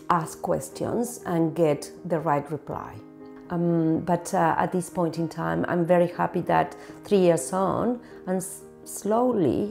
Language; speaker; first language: English; non-native, fluent; Spanish